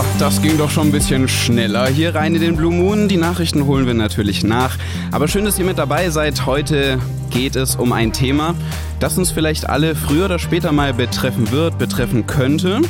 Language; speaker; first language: German; native; German